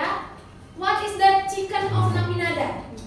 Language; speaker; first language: English; non-native, learner; Indonesian